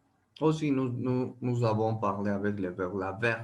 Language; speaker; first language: French; non-native, learner; Spanish